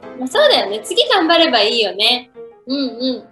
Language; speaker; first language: Japanese; native; Japanese